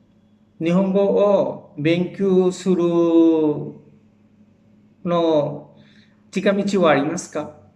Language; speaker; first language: Japanese; non-native, fluent; Bangla